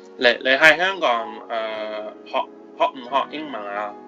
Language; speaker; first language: Cantonese; non-native, learner; English